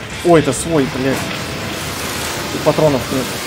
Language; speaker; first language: Russian; native; Russian